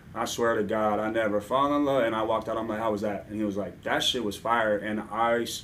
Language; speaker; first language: English; native; English